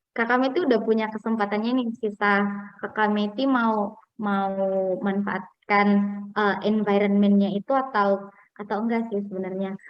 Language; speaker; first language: Indonesian; non-native, local second language; Buginese